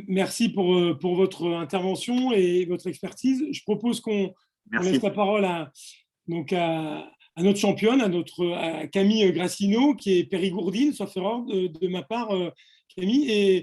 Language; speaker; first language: French; native; French